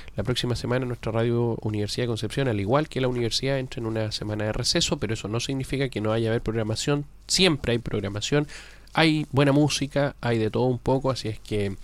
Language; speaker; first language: Spanish; native; Spanish